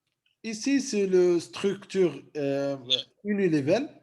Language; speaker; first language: French; non-native, local second language; Arabic